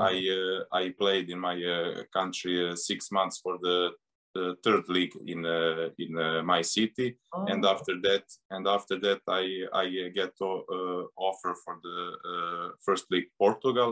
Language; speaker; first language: English; non-native, learner; Serbian